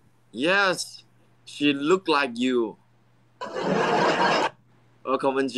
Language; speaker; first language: English; non-native, learner; Chinese